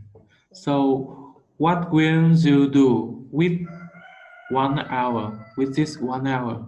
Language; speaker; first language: English; non-native, learner; Vietnamese